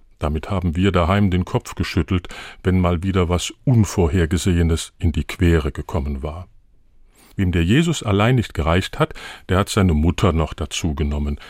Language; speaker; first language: German; native; German